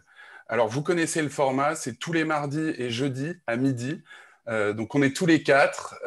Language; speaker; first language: French; native; French